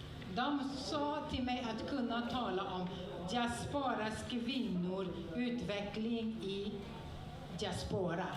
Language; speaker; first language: Swedish; non-native, fluent; French